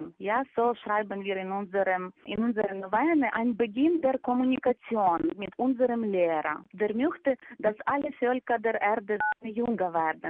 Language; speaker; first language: German; non-native, fluent; Ukrainian